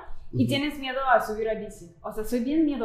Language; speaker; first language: Spanish; non-native, fluent; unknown